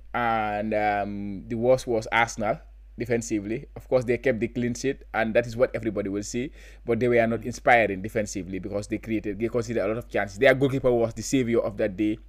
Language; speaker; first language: English; non-native, local second language; Wolof